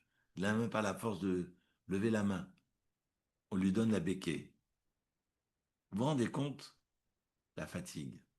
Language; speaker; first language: French; native; French